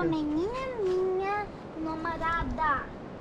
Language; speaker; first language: Portuguese; non-native, learner; Turkish